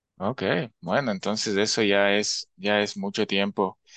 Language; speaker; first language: Spanish; native; Spanish